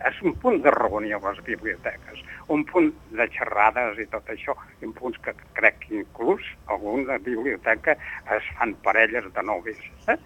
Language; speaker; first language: Catalan; non-native, local second language; Spanish